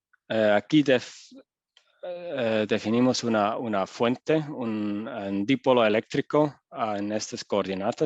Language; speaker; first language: Spanish; non-native, fluent; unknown